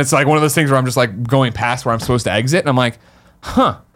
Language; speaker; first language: English; native; English